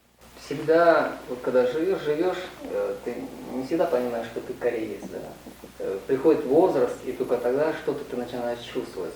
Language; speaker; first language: Russian; non-native, learner; Korean